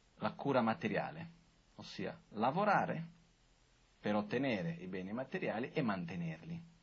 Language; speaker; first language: Italian; non-native, fluent; Portuguese